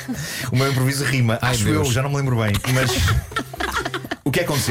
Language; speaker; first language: Portuguese; native; Portuguese